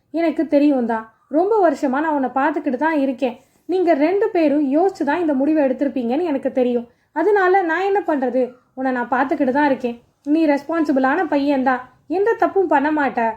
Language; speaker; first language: Tamil; native; Tamil